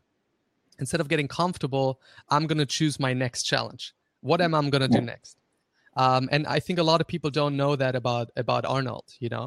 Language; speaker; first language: English; non-native, fluent; German